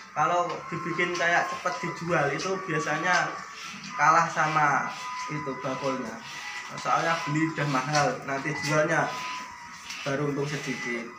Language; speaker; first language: Malay; non-native, local second language; Javanese